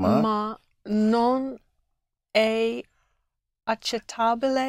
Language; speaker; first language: Italian; non-native, learner; English